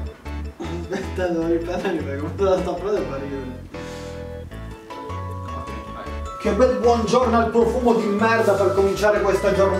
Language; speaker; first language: Italian; native; Italian